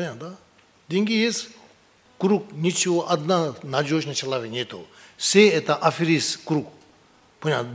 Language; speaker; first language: Russian; non-native, learner; Tibetan